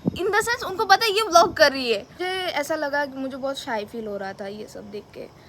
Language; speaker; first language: Hindi; non-native, local second language; Bangla